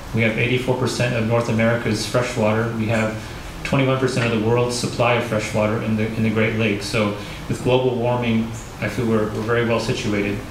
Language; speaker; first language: English; native; English